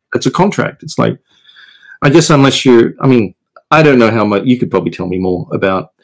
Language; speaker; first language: English; native; English